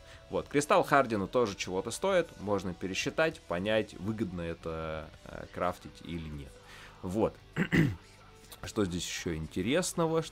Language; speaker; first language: Russian; native; Russian